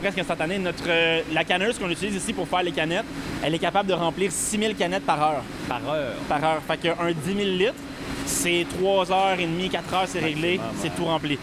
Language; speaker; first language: French; native; French